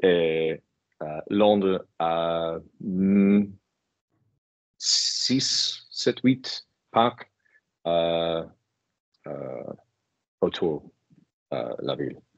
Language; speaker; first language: French; non-native, fluent; English